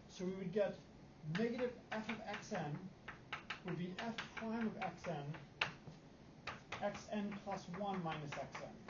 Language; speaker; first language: English; native; English